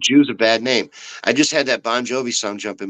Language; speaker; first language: English; native; English